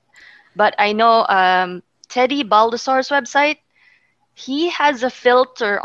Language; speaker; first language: English; non-native, local second language; Filipino